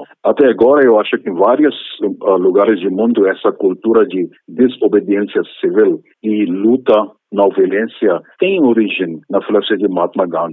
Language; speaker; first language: Portuguese; non-native, fluent; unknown